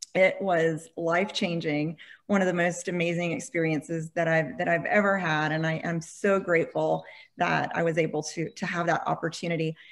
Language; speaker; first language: English; native; English